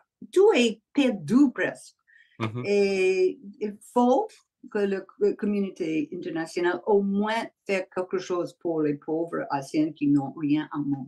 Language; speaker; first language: French; non-native, learner; English